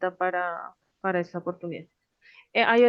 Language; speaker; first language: Spanish; native; Spanish